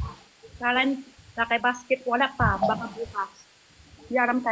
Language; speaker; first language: Filipino; non-native, learner; Chinese